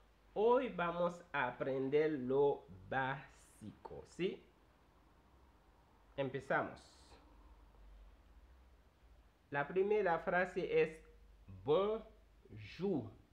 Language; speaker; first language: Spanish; non-native, fluent; Haitian Creole